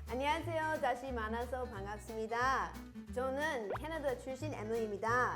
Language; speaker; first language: Korean; non-native, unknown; English